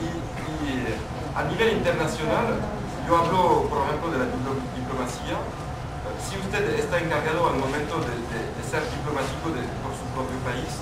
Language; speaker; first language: Spanish; non-native, fluent; French